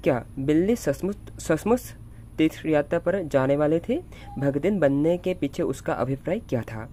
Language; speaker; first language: Hindi; non-native, local second language; Assamese